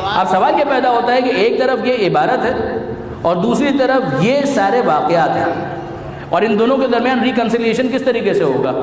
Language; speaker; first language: Urdu; non-native, local second language; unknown